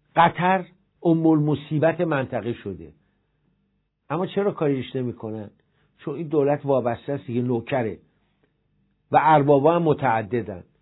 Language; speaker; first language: Persian; native; Persian